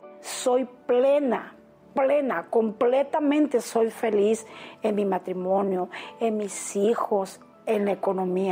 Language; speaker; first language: Spanish; native; Spanish